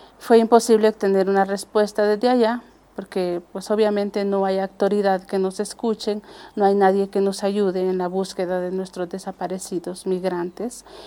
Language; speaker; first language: Spanish; native; Spanish